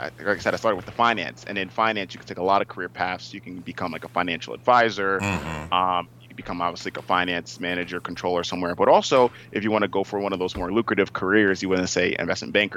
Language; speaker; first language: English; native; English